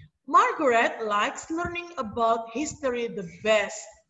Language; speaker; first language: English; non-native, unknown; Indonesian